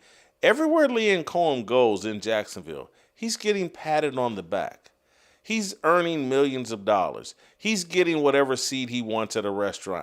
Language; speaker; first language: English; native; English